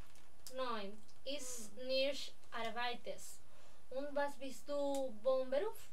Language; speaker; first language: German; non-native, learner; Spanish